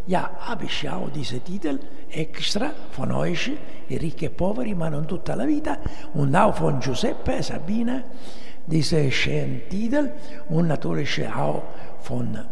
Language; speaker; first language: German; non-native, learner; Italian